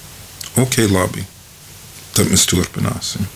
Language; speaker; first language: Latvian; non-native, fluent; English